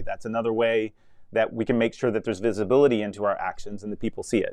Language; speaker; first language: English; native; English